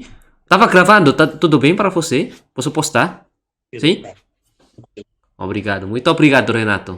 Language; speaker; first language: Portuguese; non-native, learner; Indonesian